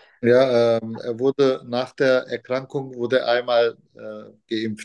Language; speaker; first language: German; non-native, fluent; Turkish